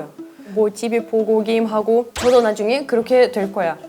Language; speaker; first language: Korean; non-native, learner; Russian